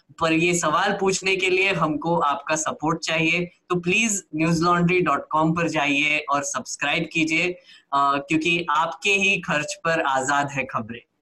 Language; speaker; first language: Hindi; native; Hindi